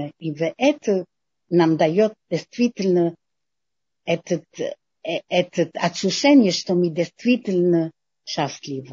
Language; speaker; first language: Russian; non-native, fluent; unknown